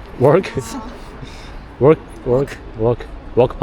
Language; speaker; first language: English; non-native, fluent; Korean